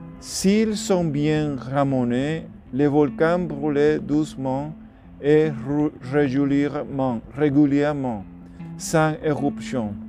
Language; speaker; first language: French; non-native, learner; Spanish